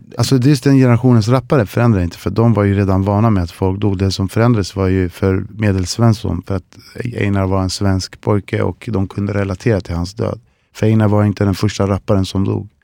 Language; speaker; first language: Swedish; early bilingual, other home language; Spanish